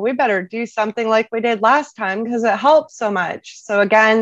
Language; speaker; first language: English; native; English